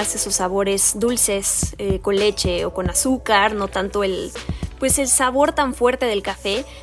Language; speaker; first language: Spanish; native; Spanish